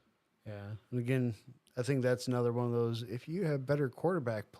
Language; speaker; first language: English; native; English